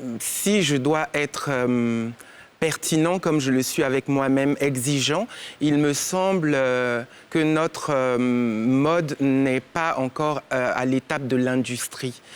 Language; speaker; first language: French; native; French